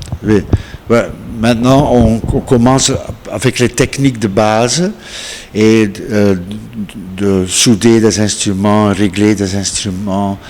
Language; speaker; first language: French; non-native, local second language; Dutch